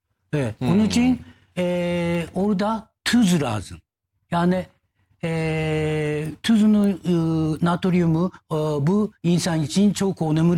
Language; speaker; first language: Turkish; non-native, learner; Japanese